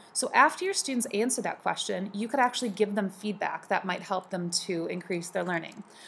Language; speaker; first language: English; native; English